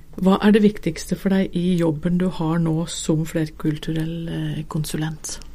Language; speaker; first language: Norwegian; native; Norwegian